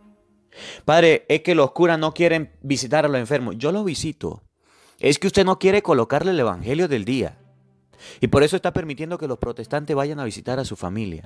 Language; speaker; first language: Spanish; native; Spanish